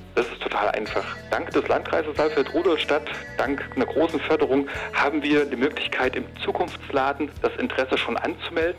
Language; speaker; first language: German; native; German